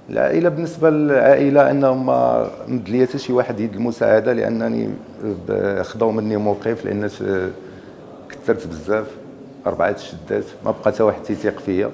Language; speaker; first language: Arabic; native; Arabic